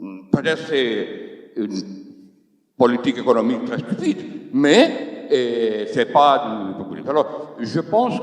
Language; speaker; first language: French; non-native, fluent; Spanish